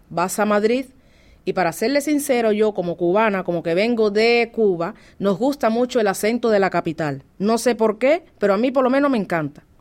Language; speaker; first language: Spanish; native; Spanish